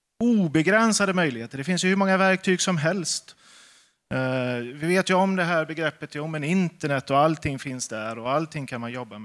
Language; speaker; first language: Swedish; native; Swedish